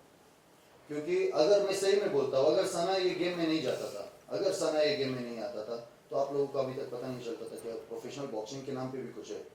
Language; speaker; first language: Hindi; non-native, fluent; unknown